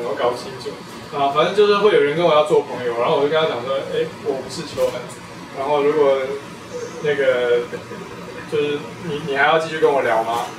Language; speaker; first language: Chinese; native; Chinese